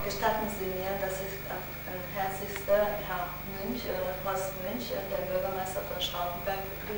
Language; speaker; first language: German; non-native, local second language; Hungarian